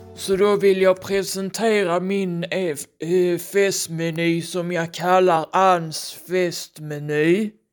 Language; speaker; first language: Swedish; native; Swedish